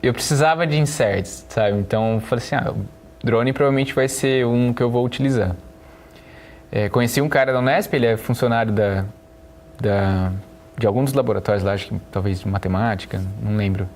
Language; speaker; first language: Portuguese; native; Portuguese